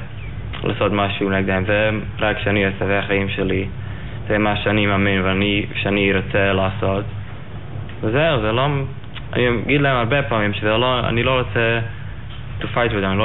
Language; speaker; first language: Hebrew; non-native, learner; Yiddish